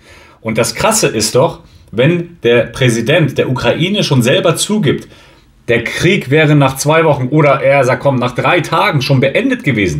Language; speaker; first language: German; native; German